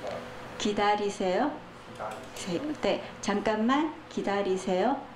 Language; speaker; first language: Korean; non-native, fluent; Chinese